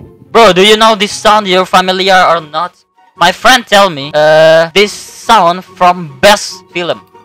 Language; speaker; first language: English; non-native, learner; Indonesian